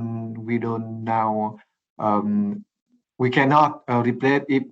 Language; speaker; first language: English; non-native, learner; Vietnamese